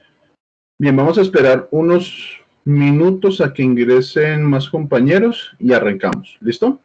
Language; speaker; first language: Spanish; native; Spanish